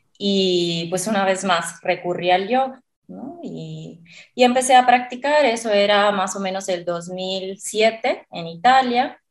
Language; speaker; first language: Spanish; non-native, fluent; Italian